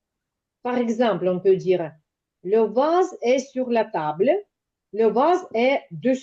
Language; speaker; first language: French; non-native, fluent; Ukrainian